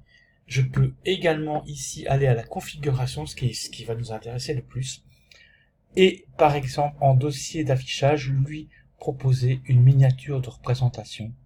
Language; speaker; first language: French; native; French